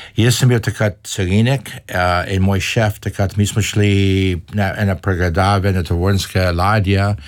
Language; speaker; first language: Slovenian; early bilingual, heritage; Slovenian